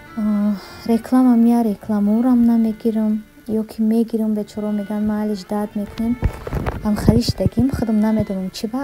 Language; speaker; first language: Tajik; early bilingual, heritage; Tajik